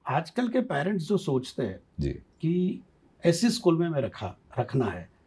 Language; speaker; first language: Hindi; non-native, local second language; Gujarati